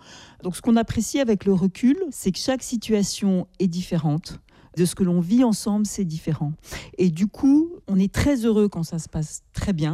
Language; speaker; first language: French; native; French